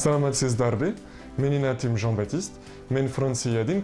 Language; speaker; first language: Kyrgyz; non-native, learner; French